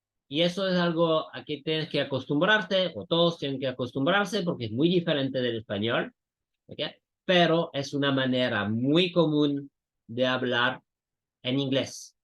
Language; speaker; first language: Spanish; non-native, fluent; French